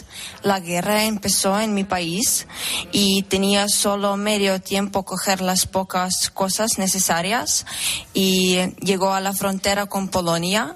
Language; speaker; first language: Spanish; non-native, learner; Ukrainian